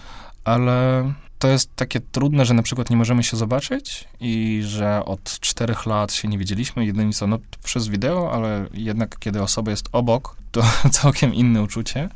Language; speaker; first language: Polish; non-native, fluent; Russian